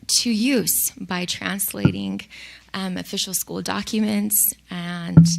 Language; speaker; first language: English; early bilingual, other home language; Spanish